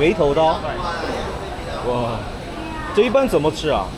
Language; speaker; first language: Chinese; non-native, fluent; Korean